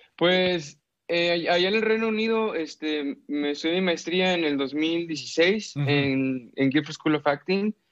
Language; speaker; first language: Spanish; native; Spanish